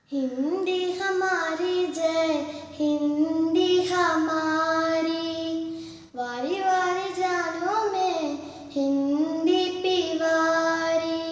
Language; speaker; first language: Hindi; non-native, local second language; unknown